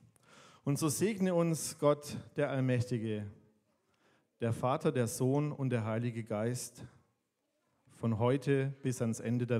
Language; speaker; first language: German; native; German